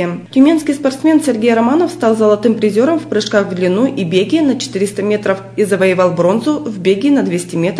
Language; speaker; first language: Russian; native; Russian